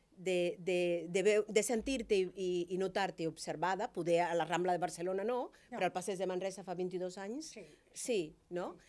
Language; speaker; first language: Catalan; non-native, fluent; Spanish